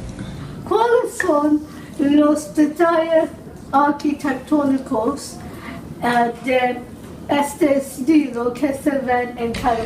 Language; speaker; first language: Spanish; non-native, learner; English